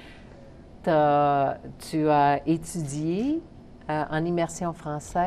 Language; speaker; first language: French; native; French